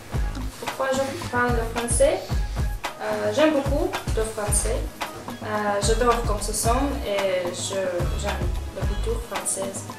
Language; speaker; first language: French; non-native, learner; Russian